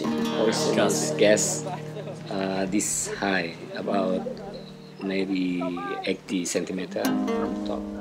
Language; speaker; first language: English; non-native, fluent; Indonesian